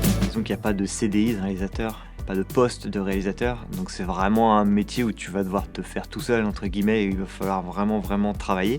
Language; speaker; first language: French; native; French